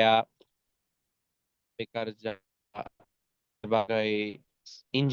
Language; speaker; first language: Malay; non-native, learner; Bangla